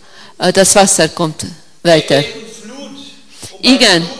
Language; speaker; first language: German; non-native, fluent; Hungarian